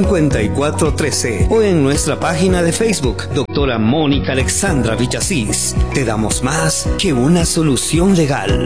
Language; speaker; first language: Spanish; native; Spanish